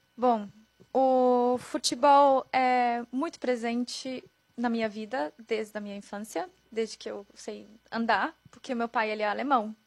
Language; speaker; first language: Portuguese; non-native, fluent; German